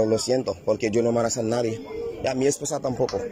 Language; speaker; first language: Spanish; non-native, learner; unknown